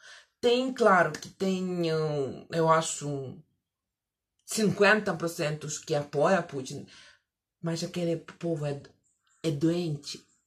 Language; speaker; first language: Portuguese; non-native, fluent; Russian